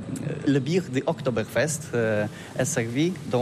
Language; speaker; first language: French; non-native, learner; Polish